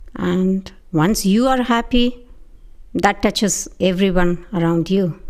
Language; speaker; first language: English; non-native, local second language; Tamil